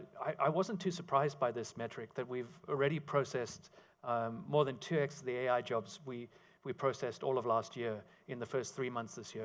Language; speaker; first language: English; native; English